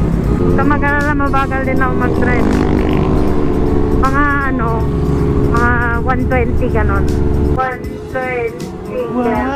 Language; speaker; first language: Filipino; native; Filipino